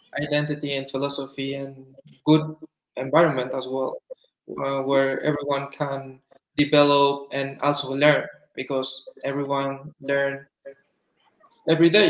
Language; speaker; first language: English; non-native, fluent; Spanish